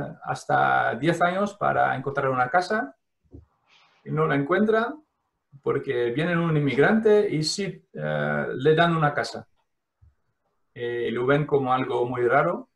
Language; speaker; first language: Spanish; non-native, fluent; Dutch